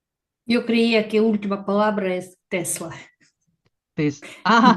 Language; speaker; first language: Spanish; non-native, learner; Russian